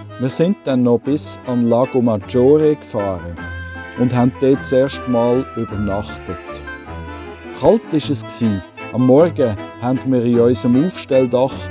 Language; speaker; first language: German; native; German